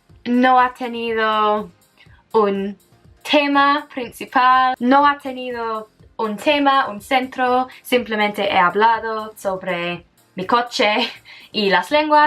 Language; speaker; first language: Spanish; non-native, fluent; English